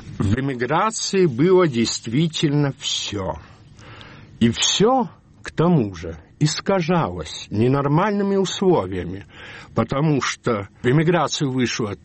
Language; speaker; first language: Russian; early bilingual, heritage; Russian